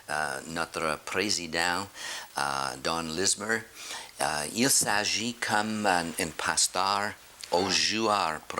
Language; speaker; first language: French; non-native, learner; English